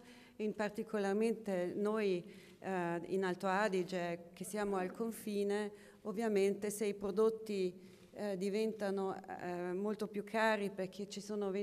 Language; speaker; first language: Italian; non-native, local second language; German